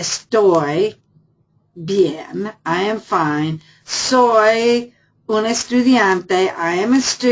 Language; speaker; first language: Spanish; non-native, fluent; English